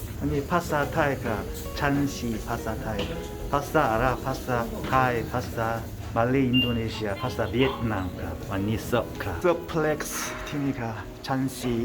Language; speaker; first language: Thai; non-native, learner; Korean